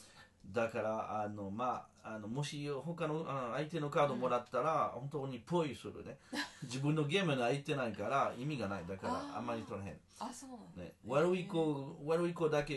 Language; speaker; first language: Japanese; non-native, learner; French